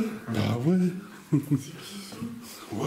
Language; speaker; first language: French; native; French